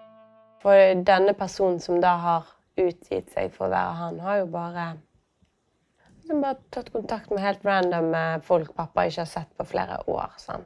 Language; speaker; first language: Norwegian; native; Norwegian